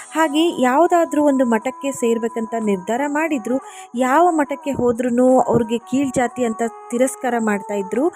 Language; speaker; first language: Kannada; native; Kannada